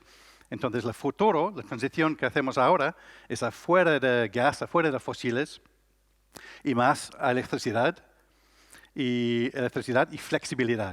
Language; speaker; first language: Spanish; non-native, learner; English